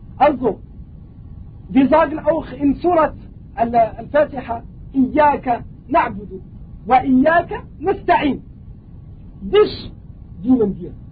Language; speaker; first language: German; non-native, fluent; Arabic